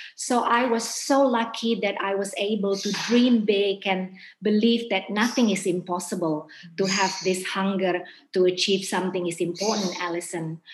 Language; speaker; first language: English; non-native, fluent; Indonesian